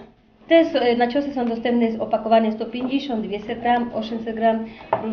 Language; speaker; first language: Polish; non-native, fluent; Spanish